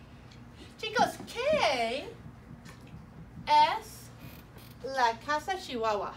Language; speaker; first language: Spanish; non-native, fluent; English